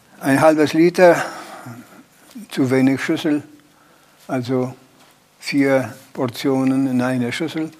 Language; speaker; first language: German; non-native, learner; Polish